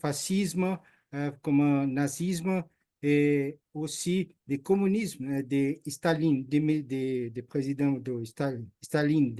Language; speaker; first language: French; non-native, learner; Portuguese